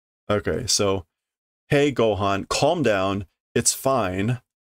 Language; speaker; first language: English; native; English